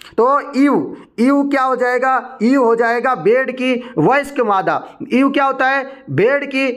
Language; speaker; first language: Hindi; native; Hindi